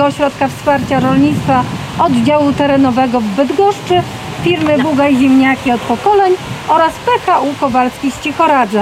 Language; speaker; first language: Polish; native; Polish